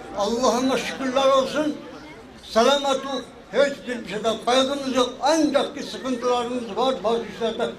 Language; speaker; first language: Turkish; early bilingual, heritage; Turkish